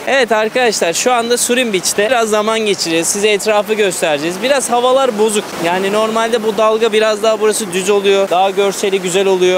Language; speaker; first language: Turkish; native; Turkish